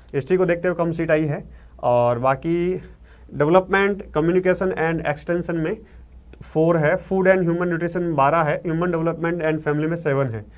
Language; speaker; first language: Hindi; native; Hindi